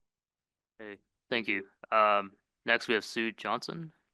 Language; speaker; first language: English; native; English